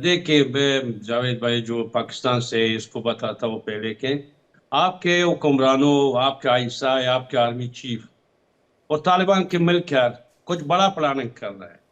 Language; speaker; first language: Hindi; non-native, fluent; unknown